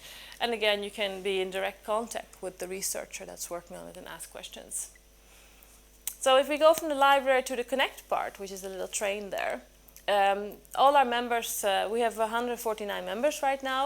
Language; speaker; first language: English; non-native, fluent; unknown